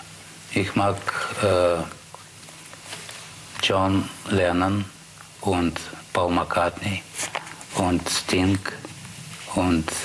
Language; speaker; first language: German; non-native, learner; Russian